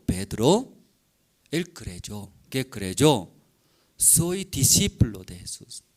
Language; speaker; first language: Spanish; non-native, learner; Korean